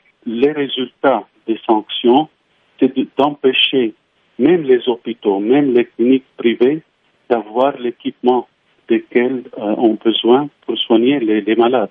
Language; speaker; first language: French; non-native, fluent; Arabic